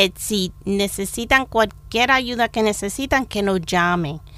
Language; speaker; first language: Spanish; native; Spanish